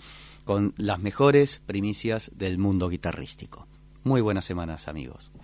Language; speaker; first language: Spanish; native; Spanish